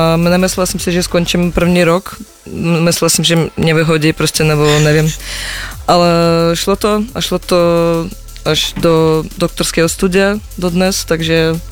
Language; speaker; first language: Czech; non-native, fluent; Russian